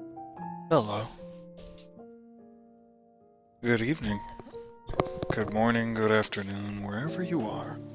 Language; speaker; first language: English; native; English